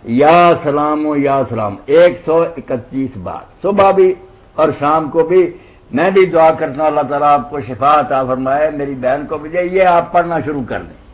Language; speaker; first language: Urdu; non-native, local second language; Punjabi